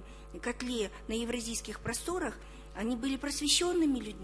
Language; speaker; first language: Russian; native; Russian